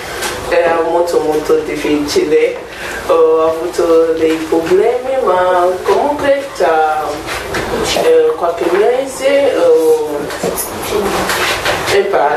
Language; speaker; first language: Italian; non-native, learner; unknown